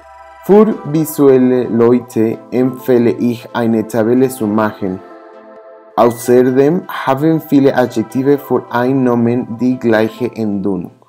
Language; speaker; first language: German; non-native, learner; English